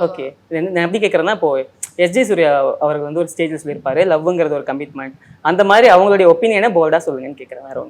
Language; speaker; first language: Tamil; native; Tamil